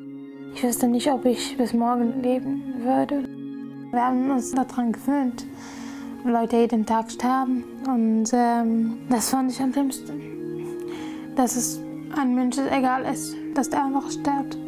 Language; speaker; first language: German; non-native, fluent; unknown